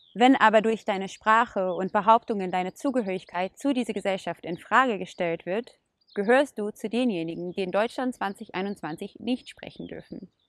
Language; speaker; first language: German; non-native, fluent; Hebrew